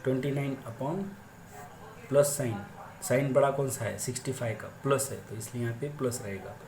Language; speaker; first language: Hindi; non-native, local second language; Marathi